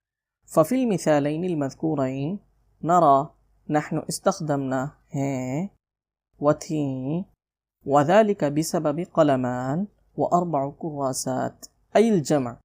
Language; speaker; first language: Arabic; non-native, fluent; Urdu